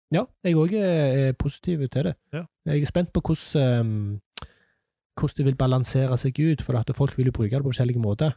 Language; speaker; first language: Norwegian; native; Norwegian